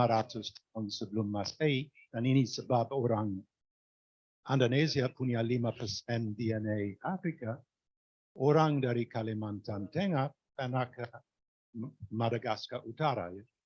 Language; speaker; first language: Indonesian; non-native, fluent; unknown